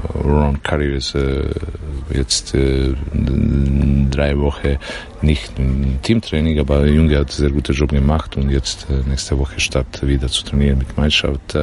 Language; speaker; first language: German; non-native, learner; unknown